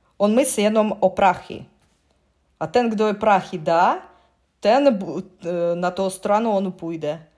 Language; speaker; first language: Czech; non-native, learner; Russian